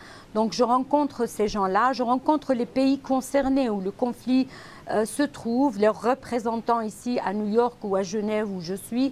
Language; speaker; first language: French; non-native, local second language; Arabic